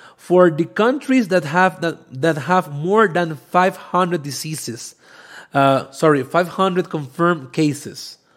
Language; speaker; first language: English; non-native, fluent; Spanish